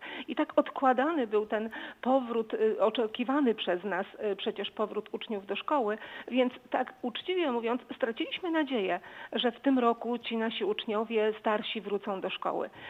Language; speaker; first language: Polish; native; Polish